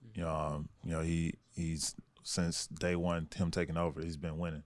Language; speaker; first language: English; native; English